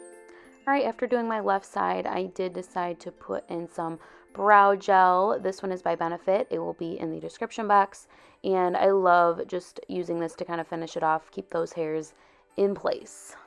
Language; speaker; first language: English; native; English